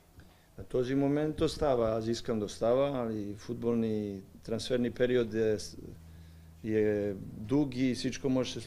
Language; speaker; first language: Bulgarian; non-native, learner; Serbian